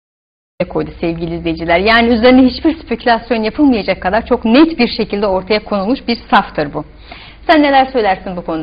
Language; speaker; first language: Turkish; native; Turkish